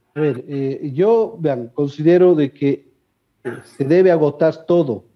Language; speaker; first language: Spanish; native; Spanish